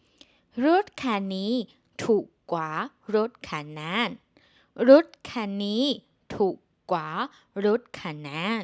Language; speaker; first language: Thai; non-native, fluent; Burmese